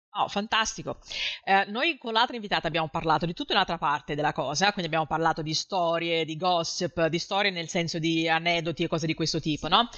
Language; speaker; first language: Italian; non-native, fluent; Portuguese